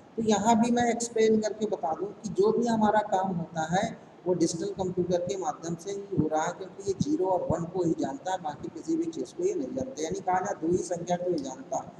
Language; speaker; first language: Hindi; native; Hindi